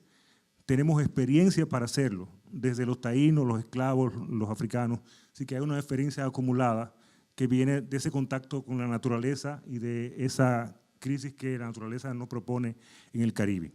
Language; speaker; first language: Spanish; native; Spanish